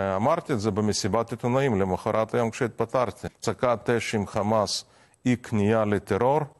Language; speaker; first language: Hebrew; non-native, fluent; Russian